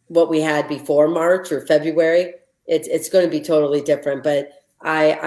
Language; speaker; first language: English; native; English